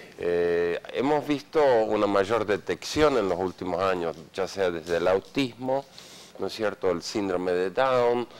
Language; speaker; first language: Spanish; non-native, fluent; Swedish